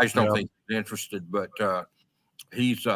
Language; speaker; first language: English; native; English